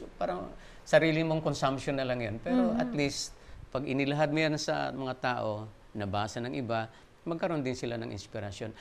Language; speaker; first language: Filipino; non-native, local second language; Waray